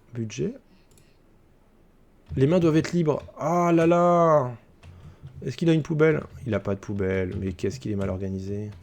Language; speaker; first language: French; native; French